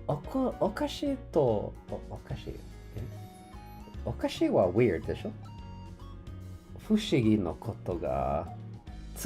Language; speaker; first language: Japanese; non-native, learner; English